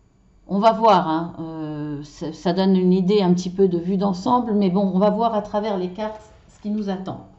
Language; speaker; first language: French; native; French